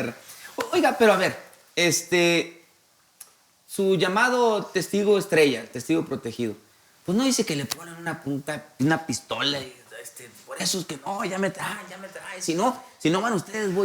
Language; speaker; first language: Spanish; native; Spanish